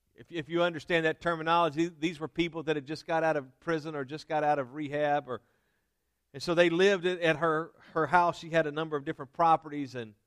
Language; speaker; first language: English; native; English